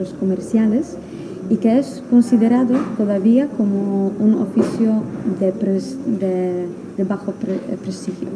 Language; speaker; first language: Spanish; non-native, fluent; Polish